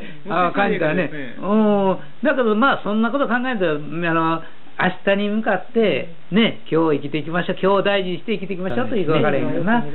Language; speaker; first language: Japanese; native; Japanese